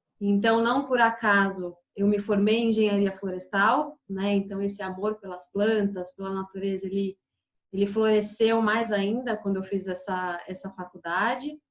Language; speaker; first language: Portuguese; native; Portuguese